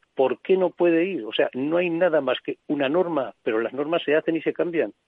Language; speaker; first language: Spanish; native; Spanish